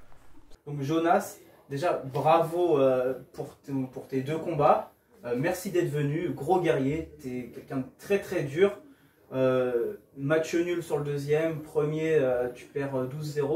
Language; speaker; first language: French; native; French